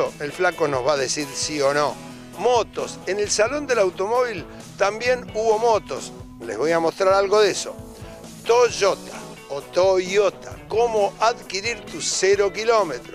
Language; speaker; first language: Spanish; native; Spanish